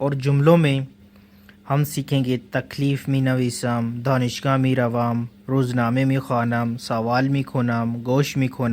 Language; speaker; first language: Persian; non-native, fluent; Urdu